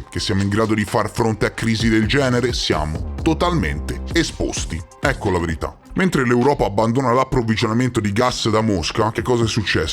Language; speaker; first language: Italian; native; Italian